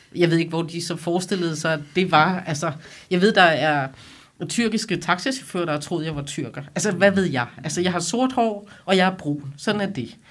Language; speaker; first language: Danish; non-native, local second language; Kalaallisut